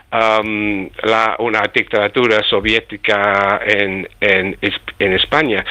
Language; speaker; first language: Spanish; early bilingual, heritage; Spanish